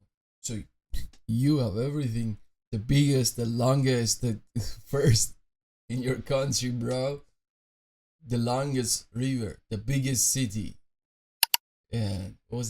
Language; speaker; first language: English; non-native, fluent; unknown